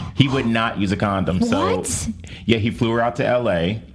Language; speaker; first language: English; native; English